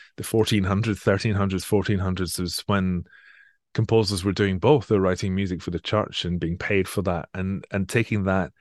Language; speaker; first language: English; native; English